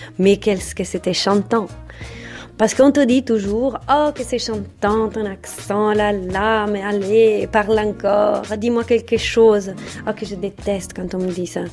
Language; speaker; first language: French; non-native, fluent; Italian